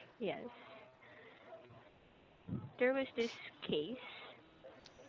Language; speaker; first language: English; non-native, local second language; Filipino